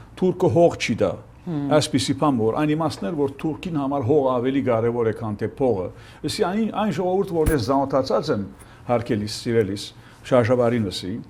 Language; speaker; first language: Armenian; early bilingual, heritage; Armenian